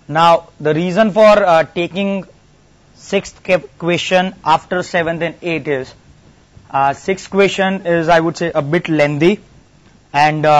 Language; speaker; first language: English; non-native, local second language; Gujarati